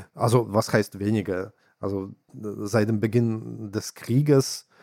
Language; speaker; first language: German; non-native, fluent; Russian